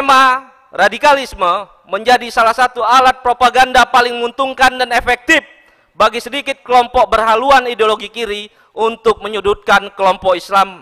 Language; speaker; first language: Indonesian; native; Indonesian